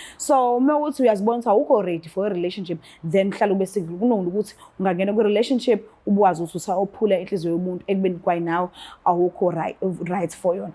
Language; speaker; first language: Zulu; native; Zulu